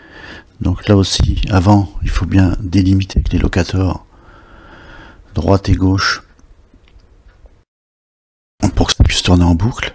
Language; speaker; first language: French; native; French